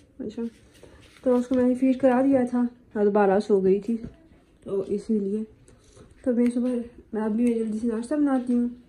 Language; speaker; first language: Urdu; native; Urdu